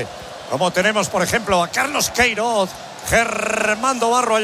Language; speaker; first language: Spanish; native; Spanish